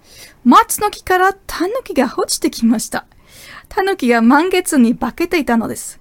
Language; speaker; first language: Japanese; non-native, fluent; German